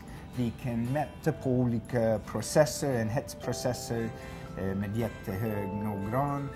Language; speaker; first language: Swedish; non-native, fluent; English